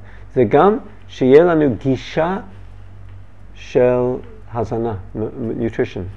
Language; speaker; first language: Hebrew; non-native, learner; English